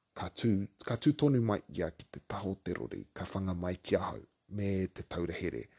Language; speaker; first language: Māori; native; Māori